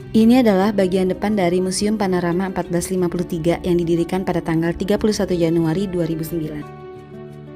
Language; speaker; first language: Indonesian; native; Indonesian